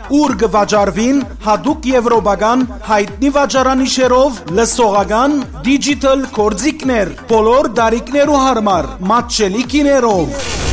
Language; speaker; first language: Armenian; native; Armenian